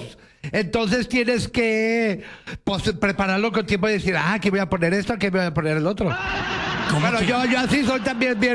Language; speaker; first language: Spanish; native; Spanish